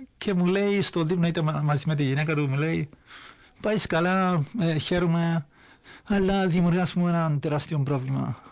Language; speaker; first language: Greek; early bilingual, heritage; Greek